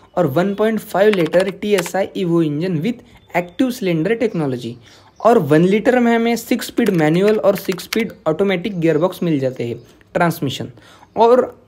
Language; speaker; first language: Hindi; non-native, local second language; Marathi